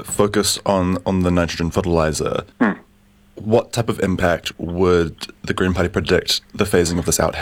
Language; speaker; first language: English; native; English